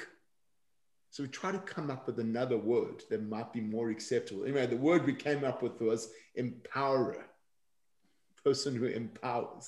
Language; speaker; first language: English; native; English